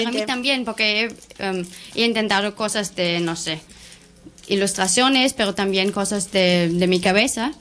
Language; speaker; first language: Spanish; non-native, learner; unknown